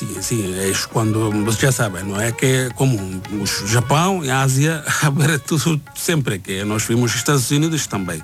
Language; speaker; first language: Portuguese; non-native, learner; Bangla